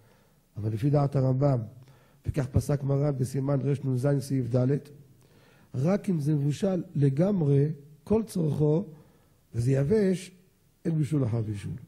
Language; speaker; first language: Hebrew; native; Hebrew